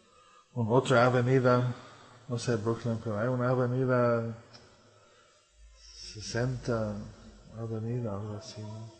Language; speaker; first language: Spanish; non-native, fluent; English